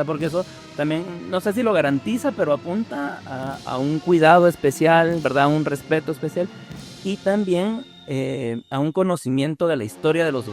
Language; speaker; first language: Spanish; native; Spanish